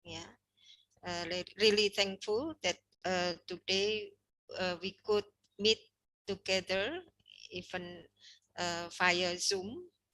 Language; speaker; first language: English; non-native, learner; Indonesian